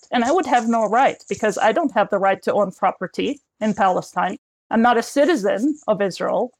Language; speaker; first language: English; non-native, fluent; Arabic